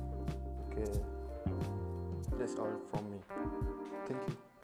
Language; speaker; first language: English; non-native, learner; Malay